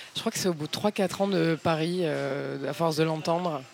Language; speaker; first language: French; native; French